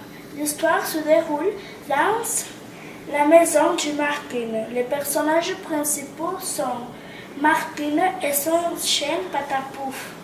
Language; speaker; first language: French; non-native, learner; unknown